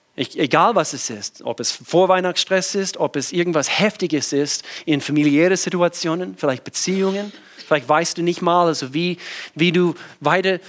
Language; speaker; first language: German; non-native, fluent; English